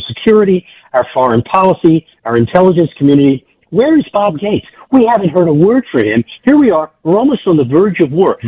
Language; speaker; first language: English; native; English